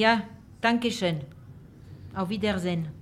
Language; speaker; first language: German; non-native, learner; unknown